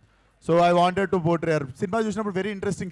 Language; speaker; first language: Telugu; native; Telugu